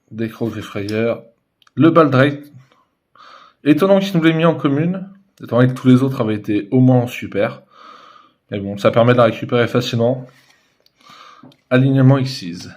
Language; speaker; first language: French; native; French